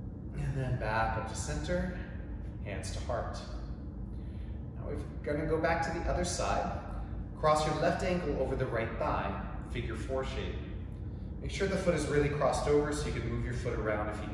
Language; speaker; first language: English; native; English